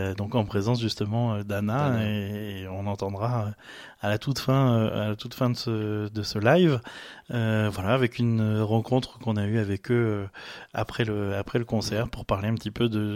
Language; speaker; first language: French; native; French